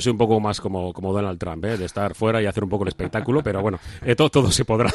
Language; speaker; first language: Spanish; native; Spanish